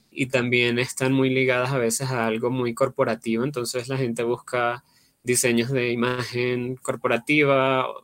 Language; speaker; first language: Spanish; native; Spanish